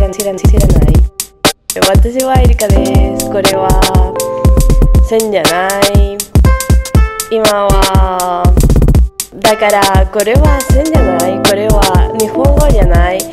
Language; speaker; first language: Japanese; non-native, learner; Spanish